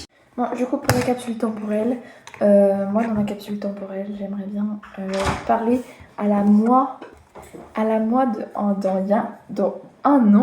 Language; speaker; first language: French; native; French